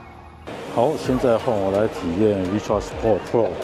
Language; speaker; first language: Chinese; native; Chinese